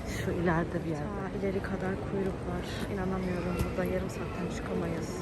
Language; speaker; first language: Turkish; early bilingual, heritage; Turkish